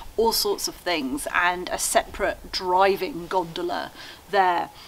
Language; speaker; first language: English; native; English